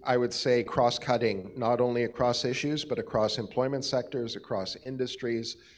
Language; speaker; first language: English; native; English